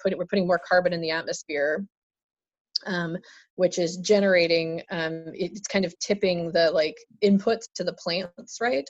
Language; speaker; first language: English; native; English